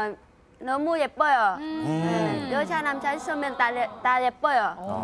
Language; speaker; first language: Korean; non-native, learner; Vietnamese